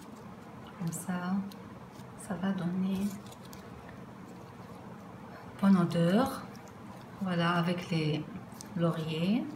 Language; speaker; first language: French; non-native, fluent; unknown